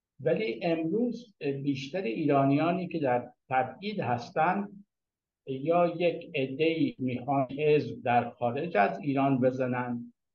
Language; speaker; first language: Persian; native; Persian